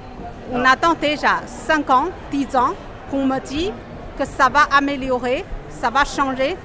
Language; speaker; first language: French; non-native, fluent; Chinese